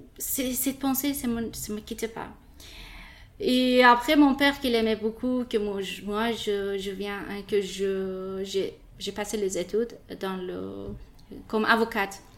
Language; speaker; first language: French; non-native, learner; Persian